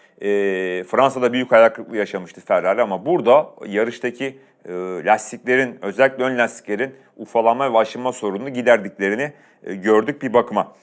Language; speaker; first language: Turkish; native; Turkish